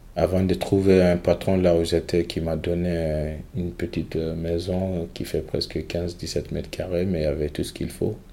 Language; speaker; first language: French; non-native, local second language; Fula